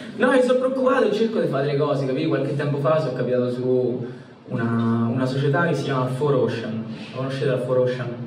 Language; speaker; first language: Italian; early bilingual, heritage; Italian